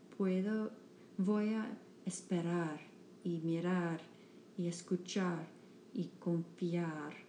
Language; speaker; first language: Spanish; non-native, learner; English